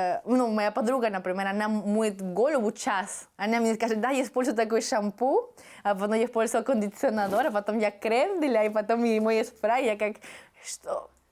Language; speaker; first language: Russian; non-native, fluent; Spanish